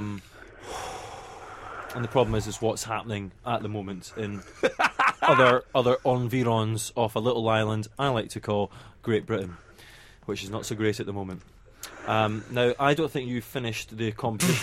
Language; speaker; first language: English; native; English